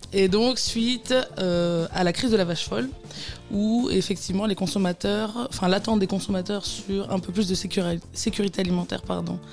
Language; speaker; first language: French; native; French